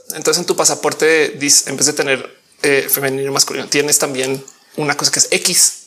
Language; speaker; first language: Spanish; native; Spanish